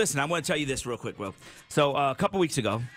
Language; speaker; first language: English; native; English